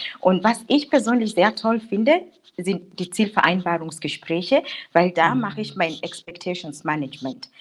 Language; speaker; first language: German; non-native, fluent; English